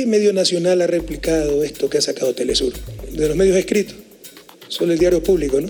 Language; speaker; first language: Spanish; native; Spanish